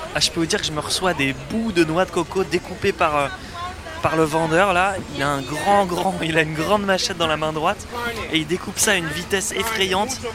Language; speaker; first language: French; native; French